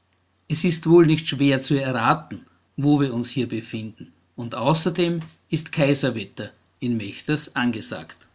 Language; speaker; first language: German; native; German